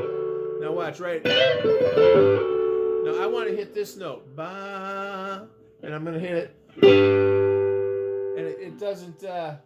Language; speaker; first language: English; native; English